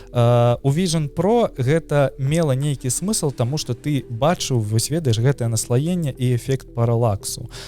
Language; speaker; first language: Belarusian; native; Belarusian